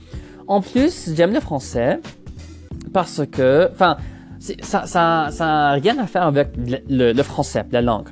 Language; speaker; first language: French; non-native, local second language; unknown